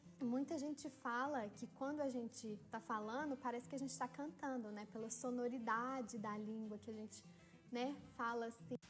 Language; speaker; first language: Portuguese; native; Portuguese